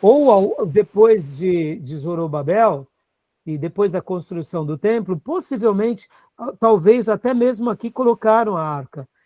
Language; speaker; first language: Portuguese; native; Portuguese